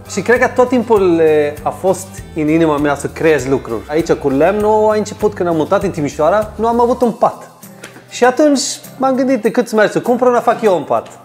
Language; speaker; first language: Romanian; non-native, fluent; Swedish